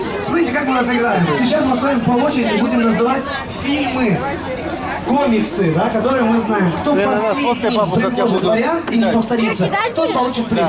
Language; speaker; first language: Russian; native; Russian